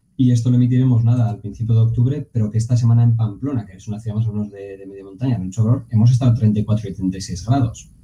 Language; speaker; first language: Spanish; native; Spanish